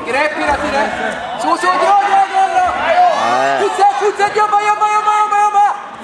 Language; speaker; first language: Swedish; native; Swedish